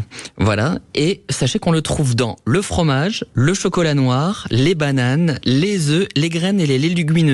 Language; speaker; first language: French; native; French